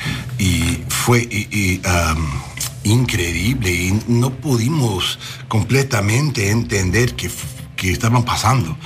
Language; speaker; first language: Spanish; non-native, learner; English